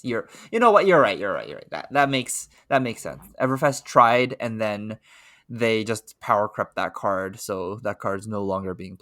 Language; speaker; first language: English; native; English